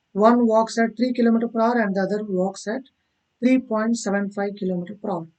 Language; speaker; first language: English; non-native, local second language; Kannada